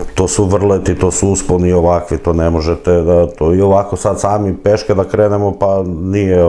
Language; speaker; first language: Serbian; native; Serbian